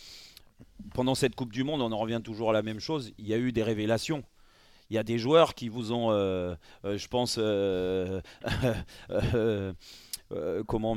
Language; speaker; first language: French; native; French